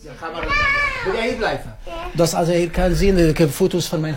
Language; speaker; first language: Dutch; non-native, fluent; Arabic